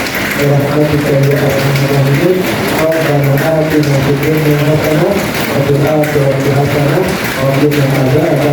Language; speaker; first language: Arabic; non-native, fluent; Indonesian